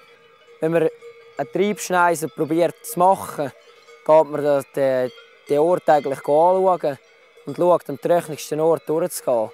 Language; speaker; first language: German; native; German